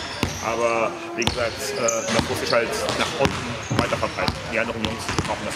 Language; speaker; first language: German; non-native, fluent; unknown